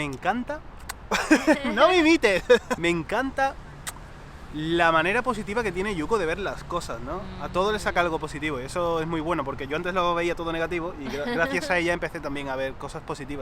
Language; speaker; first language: Spanish; native; Spanish